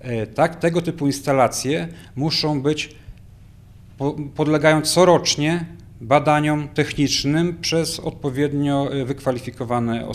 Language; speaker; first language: Polish; native; Polish